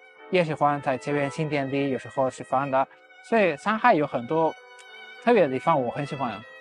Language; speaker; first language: Chinese; non-native, fluent; Spanish